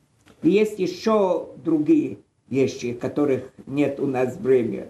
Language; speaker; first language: Russian; non-native, fluent; Polish